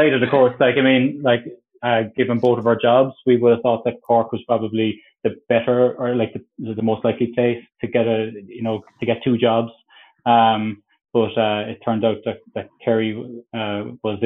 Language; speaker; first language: English; native; English